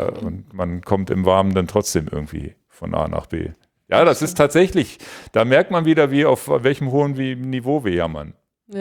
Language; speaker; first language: German; native; German